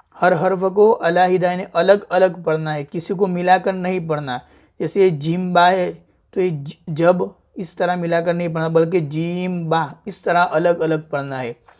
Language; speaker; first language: Hindi; native; Hindi